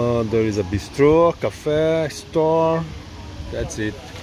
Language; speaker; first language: English; non-native, fluent; Portuguese